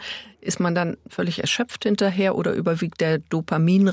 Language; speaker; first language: German; native; German